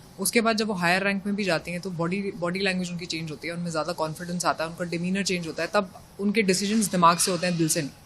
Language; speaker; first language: Hindi; native; Hindi